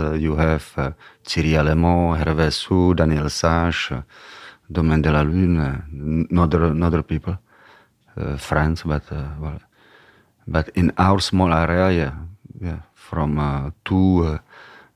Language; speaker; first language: English; non-native, learner; Czech